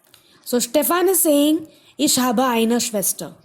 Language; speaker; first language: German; non-native, fluent; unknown